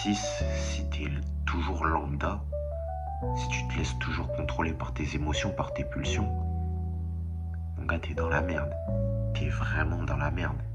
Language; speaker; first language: French; native; French